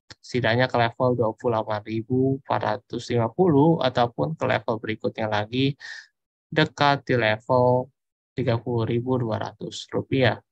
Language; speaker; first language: Indonesian; native; Indonesian